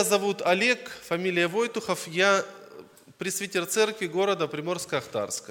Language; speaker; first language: Russian; native; Russian